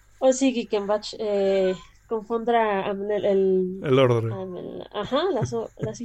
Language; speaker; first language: Catalan; non-native, learner; Spanish